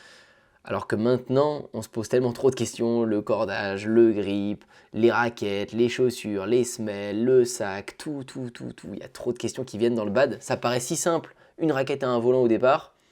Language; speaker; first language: French; native; French